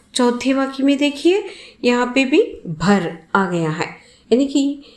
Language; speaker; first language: Hindi; non-native, local second language; Telugu